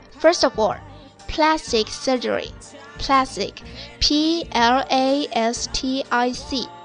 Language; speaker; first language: English; non-native, fluent; Chinese